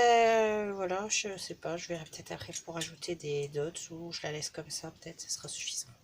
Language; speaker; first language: French; native; French